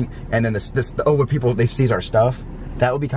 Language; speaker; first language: English; native; English